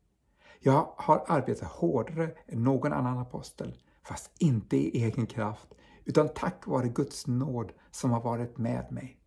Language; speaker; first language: Swedish; native; Swedish